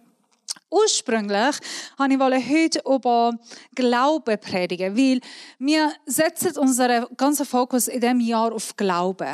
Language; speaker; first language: German; non-native, fluent; Persian